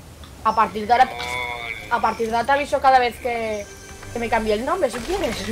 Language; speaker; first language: Spanish; native; Spanish